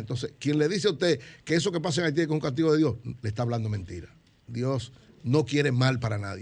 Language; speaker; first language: Spanish; native; Spanish